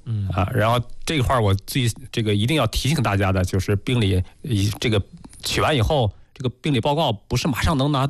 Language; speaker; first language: Chinese; native; Chinese